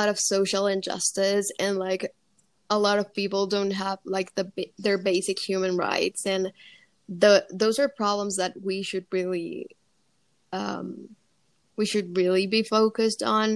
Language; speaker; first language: English; non-native, fluent; Spanish